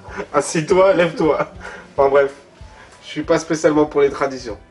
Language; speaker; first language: French; early bilingual, other home language; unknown